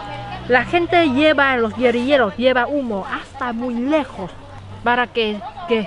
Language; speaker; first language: Spanish; non-native, fluent; Vietnamese